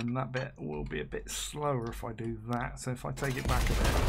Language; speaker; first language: English; native; English